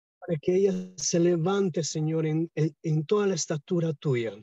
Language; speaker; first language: Spanish; native; Spanish